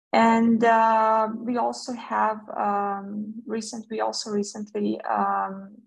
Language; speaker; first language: English; non-native, fluent; Serbian